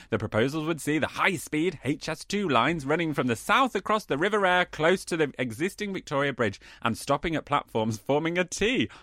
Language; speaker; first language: English; native; English